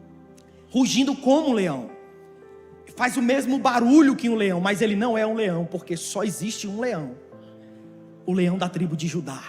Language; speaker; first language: Portuguese; native; Portuguese